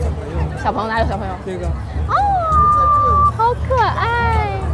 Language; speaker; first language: Chinese; non-native, fluent; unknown